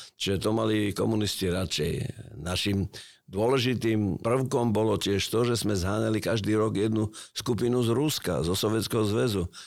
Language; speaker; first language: Slovak; native; Slovak